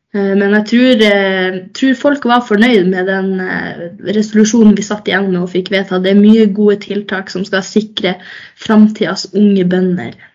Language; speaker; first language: Norwegian; native; Norwegian